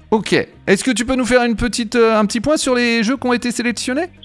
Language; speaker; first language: French; native; French